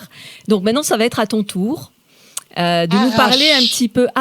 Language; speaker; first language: French; native; French